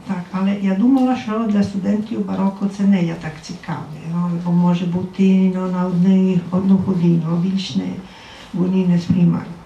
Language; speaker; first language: Ukrainian; non-native, fluent; Italian